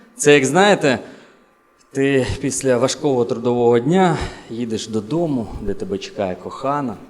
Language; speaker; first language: Ukrainian; native; Ukrainian